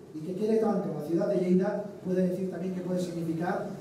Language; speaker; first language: Spanish; non-native, local second language; Catalan